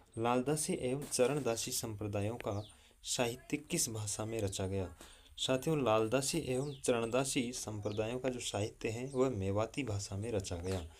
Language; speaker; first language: Hindi; native; Hindi